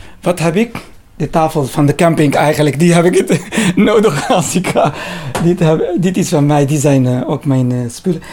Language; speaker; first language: Dutch; non-native, learner; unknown